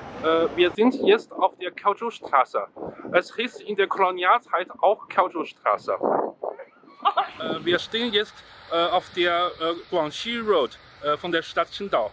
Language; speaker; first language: German; non-native, fluent; Chinese